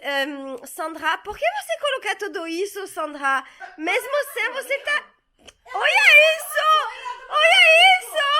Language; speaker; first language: Portuguese; non-native, fluent; French